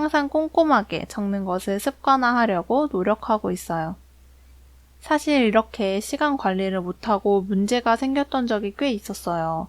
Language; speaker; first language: Korean; native; Korean